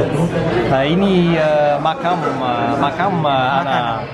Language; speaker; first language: Indonesian; non-native, learner; English